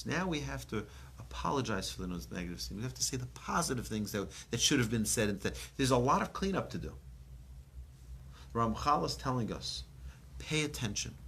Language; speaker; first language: English; native; English